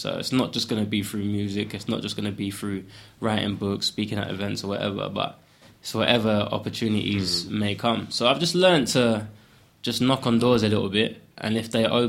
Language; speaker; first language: English; native; English